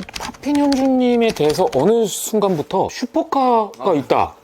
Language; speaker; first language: Korean; native; Korean